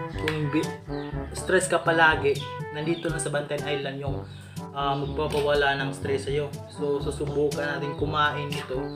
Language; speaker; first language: Filipino; non-native, local second language; Cebuano